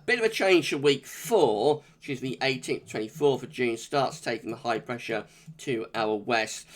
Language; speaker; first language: English; native; English